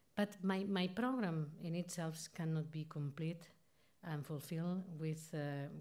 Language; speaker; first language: English; non-native, fluent; Spanish